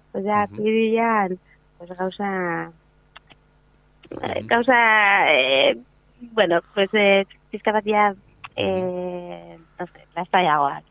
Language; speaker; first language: Basque; non-native, local second language; Spanish